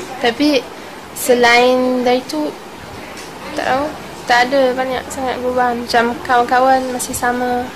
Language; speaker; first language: Malay; non-native, fluent; German